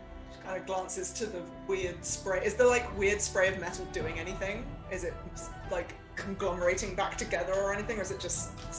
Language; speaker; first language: English; native; English